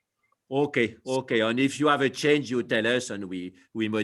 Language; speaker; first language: English; non-native, fluent; French